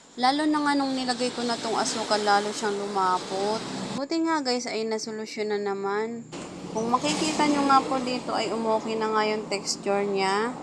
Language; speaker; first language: Filipino; non-native, local second language; Bikol